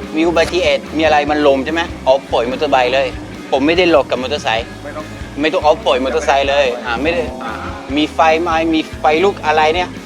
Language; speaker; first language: Thai; non-native, learner; French